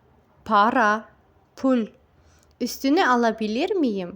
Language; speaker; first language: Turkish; non-native, fluent; Uzbek